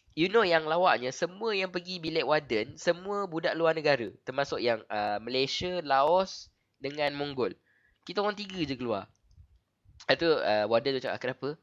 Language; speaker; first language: Malay; native; Malay